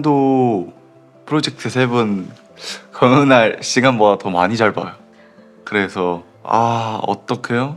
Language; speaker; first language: Korean; non-native, learner; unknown